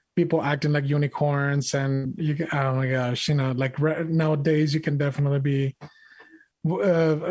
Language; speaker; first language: English; non-native, fluent; Spanish